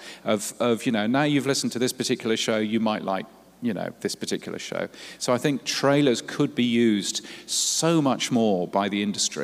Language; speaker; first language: English; native; English